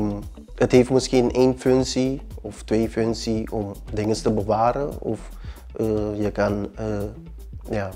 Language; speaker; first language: Dutch; early bilingual, other home language; Papiamento